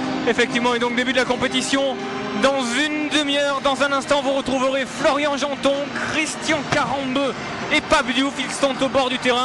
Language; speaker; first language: French; native; French